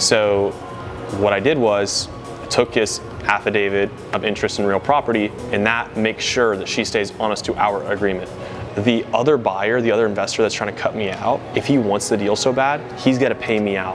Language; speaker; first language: English; native; English